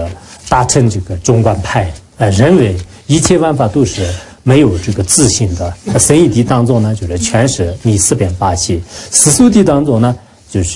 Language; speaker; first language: Chinese; non-native, local second language; Tibetan